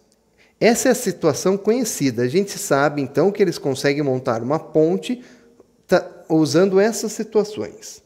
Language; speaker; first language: Portuguese; native; Portuguese